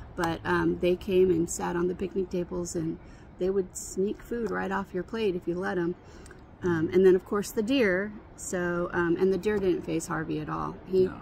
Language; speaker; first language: English; native; English